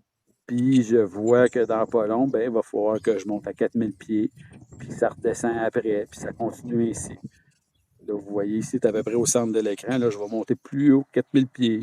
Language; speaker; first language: French; native; French